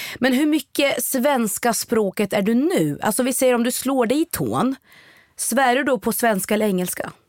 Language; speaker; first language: Swedish; native; Swedish